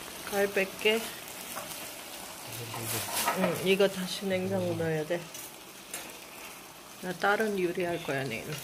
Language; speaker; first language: Korean; non-native, learner; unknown